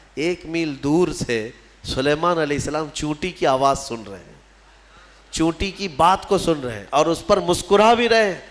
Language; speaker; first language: Urdu; native; Urdu